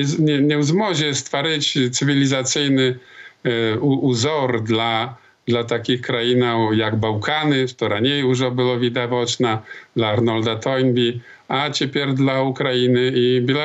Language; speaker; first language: Polish; non-native, local second language; Belarusian